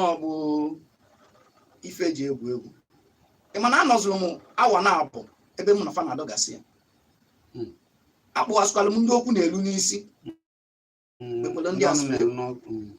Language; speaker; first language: Igbo; native; Igbo